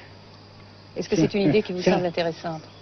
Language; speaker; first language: French; native; French